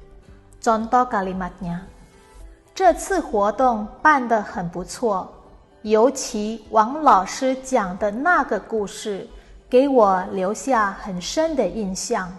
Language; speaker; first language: Chinese; non-native, fluent; Indonesian